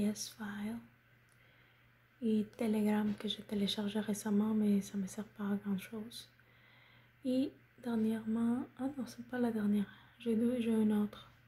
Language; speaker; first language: French; non-native, fluent; Spanish